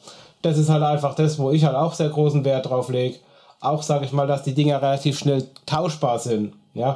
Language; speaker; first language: German; native; German